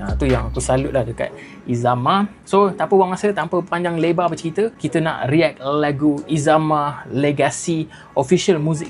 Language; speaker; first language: Malay; native; Malay